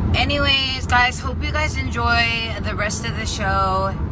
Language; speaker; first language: English; early bilingual, other home language; Korean